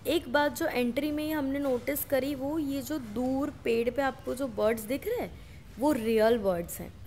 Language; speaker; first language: Hindi; non-native, local second language; Gujarati